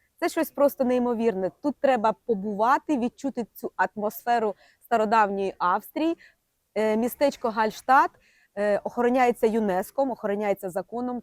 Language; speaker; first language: Ukrainian; native; Ukrainian